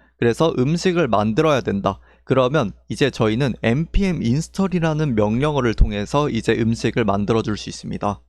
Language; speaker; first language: Korean; native; Korean